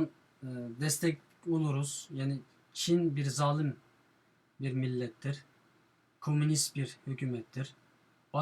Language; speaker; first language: Turkish; non-native, fluent; Uyghur